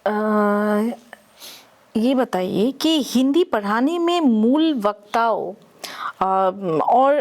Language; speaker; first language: Hindi; native; Hindi